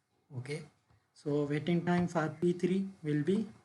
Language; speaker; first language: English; non-native, local second language; Urdu